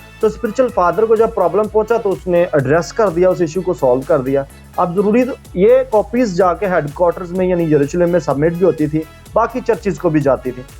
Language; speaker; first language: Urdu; non-native, local second language; Punjabi